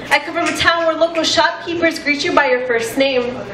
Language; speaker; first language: English; native; English